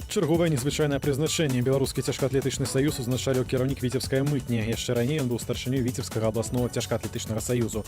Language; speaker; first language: Belarusian; native; Belarusian